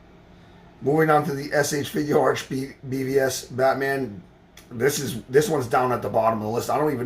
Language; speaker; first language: English; native; English